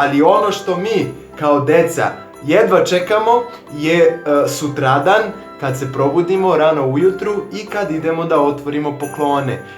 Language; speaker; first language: Bosnian; non-native, fluent; Portuguese